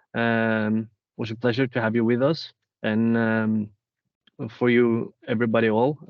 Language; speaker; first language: English; non-native, fluent; Norwegian